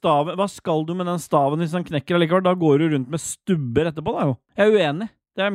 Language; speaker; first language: Norwegian; native; Norwegian